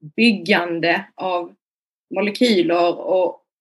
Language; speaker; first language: Swedish; native; Swedish